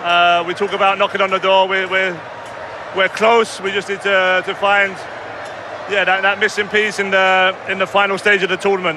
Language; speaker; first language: English; native; English